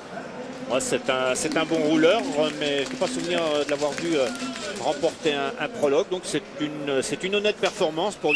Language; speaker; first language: French; native; French